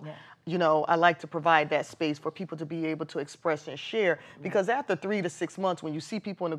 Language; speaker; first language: English; native; English